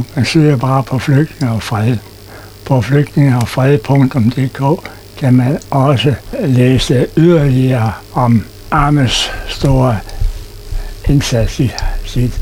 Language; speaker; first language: Danish; non-native, fluent; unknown